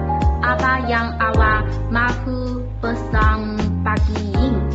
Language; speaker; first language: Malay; non-native, learner; Chinese